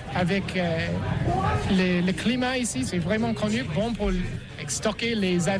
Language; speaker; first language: French; non-native, learner; English